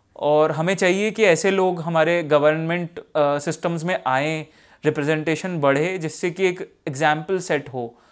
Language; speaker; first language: Hindi; native; Hindi